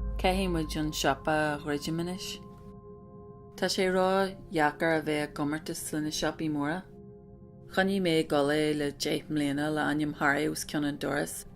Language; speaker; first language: Irish; non-native, local second language; English